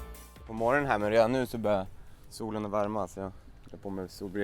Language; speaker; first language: Swedish; native; Swedish